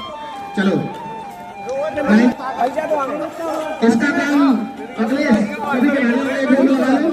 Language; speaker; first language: Hindi; native; Hindi